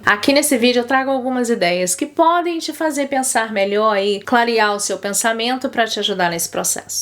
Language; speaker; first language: Portuguese; native; Portuguese